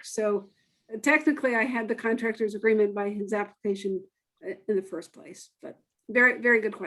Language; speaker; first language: English; native; English